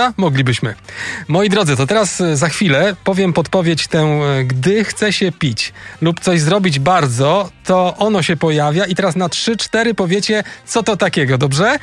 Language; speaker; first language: Polish; native; Polish